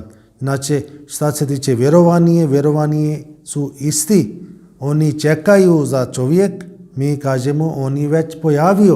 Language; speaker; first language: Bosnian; non-native, learner; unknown